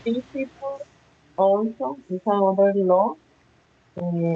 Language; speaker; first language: English; non-native, learner; Spanish